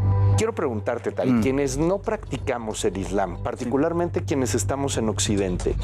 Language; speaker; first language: Spanish; native; Spanish